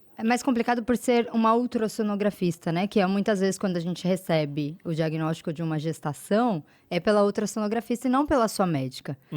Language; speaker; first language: Portuguese; native; Portuguese